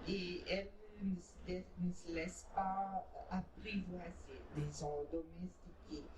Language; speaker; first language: French; non-native, fluent; Portuguese